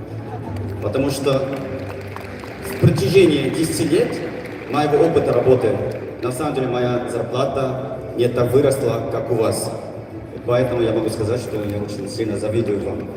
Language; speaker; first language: Russian; non-native, fluent; Korean